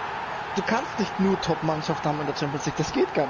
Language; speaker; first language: German; native; German